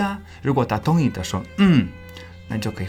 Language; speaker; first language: Chinese; non-native, learner; English